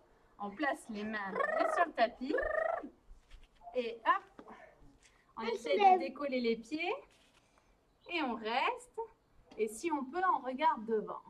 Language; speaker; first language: French; native; French